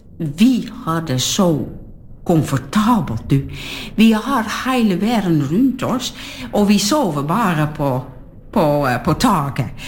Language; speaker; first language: Norwegian; non-native, fluent; Dutch